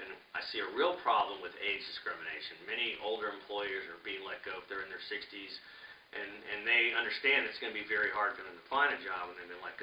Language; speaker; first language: English; native; English